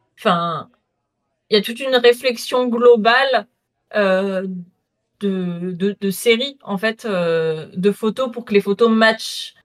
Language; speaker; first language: French; native; French